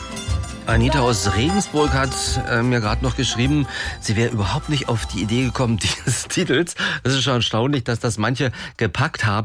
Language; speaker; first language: German; native; German